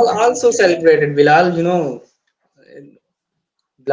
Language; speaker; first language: English; non-native, learner; Urdu